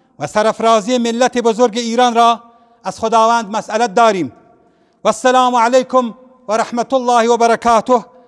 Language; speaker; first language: Persian; non-native, local second language; Central Kurdish